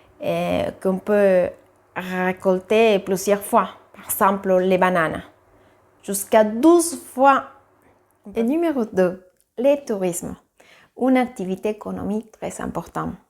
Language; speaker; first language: French; non-native, fluent; Spanish